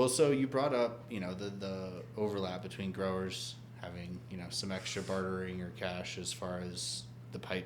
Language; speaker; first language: English; native; English